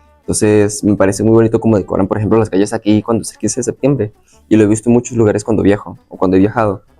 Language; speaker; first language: Spanish; native; Spanish